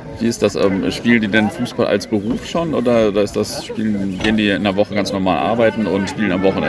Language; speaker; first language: German; native; German